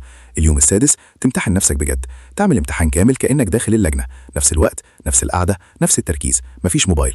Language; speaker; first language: Arabic; native; Arabic